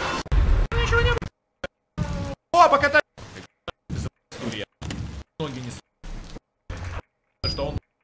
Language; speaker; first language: Russian; native; Russian